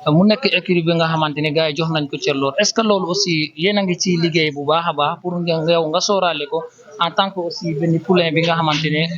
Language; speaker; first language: Wolof; native; Wolof